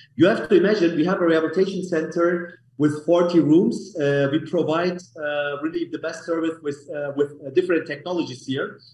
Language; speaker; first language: English; non-native, learner; German